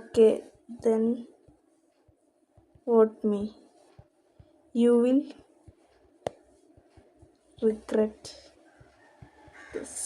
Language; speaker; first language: English; non-native, local second language; Malayalam